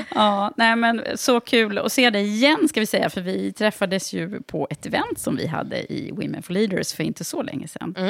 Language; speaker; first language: Swedish; native; Swedish